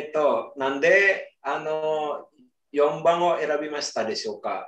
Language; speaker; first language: Japanese; non-native, learner; Indonesian